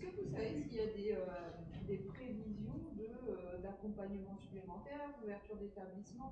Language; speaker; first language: French; native; French